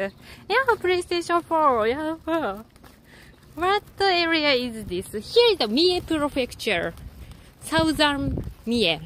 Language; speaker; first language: English; non-native, learner; Japanese